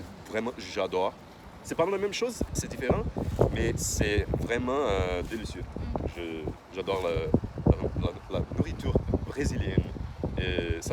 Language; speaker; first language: French; non-native, fluent; Portuguese